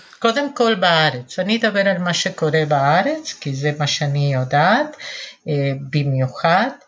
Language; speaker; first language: Hebrew; non-native, fluent; Spanish